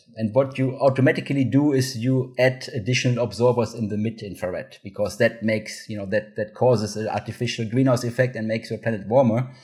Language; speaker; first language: English; non-native, fluent; German